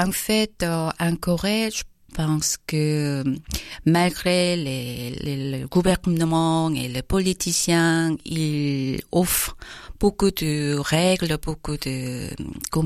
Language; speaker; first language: French; non-native, learner; Korean